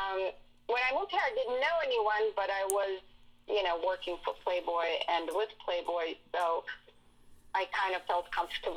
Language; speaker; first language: English; non-native, fluent; Russian